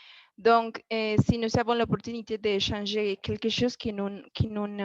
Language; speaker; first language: French; non-native, learner; Spanish